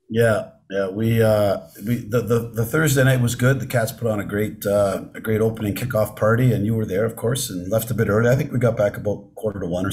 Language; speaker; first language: English; native; English